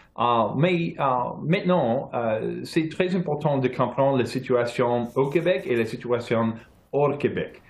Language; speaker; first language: French; non-native, local second language; English